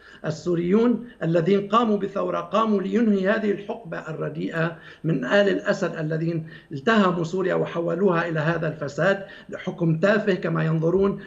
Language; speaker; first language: Arabic; native; Arabic